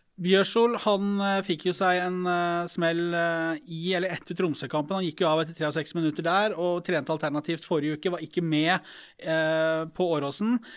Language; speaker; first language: Norwegian; native; Norwegian